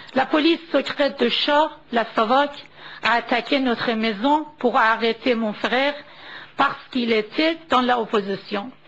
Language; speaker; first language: French; non-native, fluent; Persian